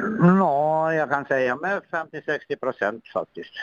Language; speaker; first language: Swedish; non-native, learner; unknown